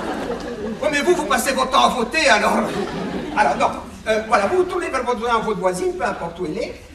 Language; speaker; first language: French; native; French